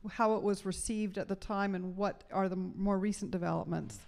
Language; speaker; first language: English; native; English